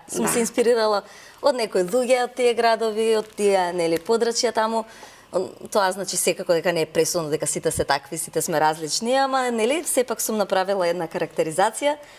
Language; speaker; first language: Macedonian; native; Macedonian